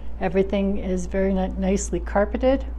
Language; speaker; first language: English; native; English